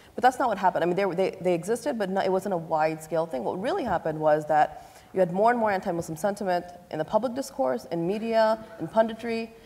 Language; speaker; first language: English; native; English